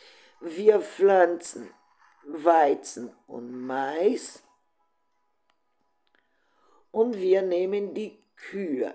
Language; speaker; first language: German; non-native, fluent; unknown